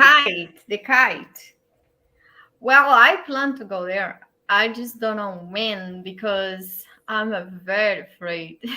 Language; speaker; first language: English; non-native, learner; Portuguese